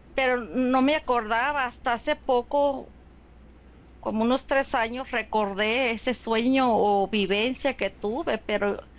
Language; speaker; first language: Spanish; native; Spanish